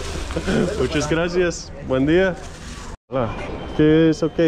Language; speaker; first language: Spanish; non-native, learner; English